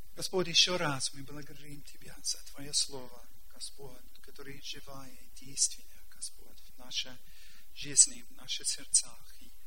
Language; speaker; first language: Russian; non-native, learner; English